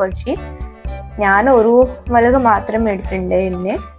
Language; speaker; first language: Malayalam; non-native, fluent; Hindi